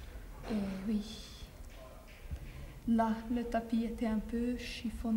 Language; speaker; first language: French; non-native, learner; Finnish